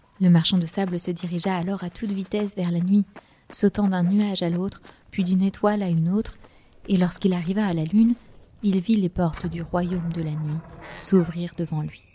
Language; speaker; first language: French; native; French